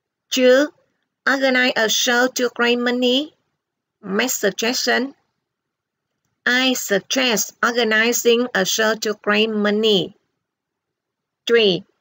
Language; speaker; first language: English; non-native, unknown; Vietnamese